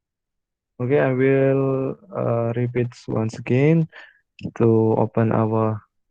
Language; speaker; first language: English; non-native, fluent; Indonesian